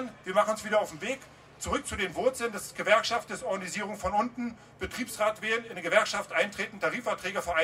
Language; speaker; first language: German; native; German